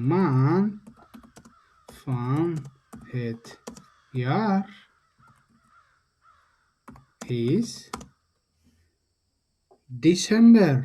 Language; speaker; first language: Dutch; non-native, fluent; Tigrinya